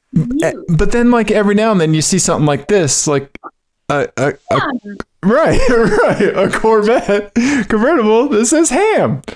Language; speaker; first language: English; native; English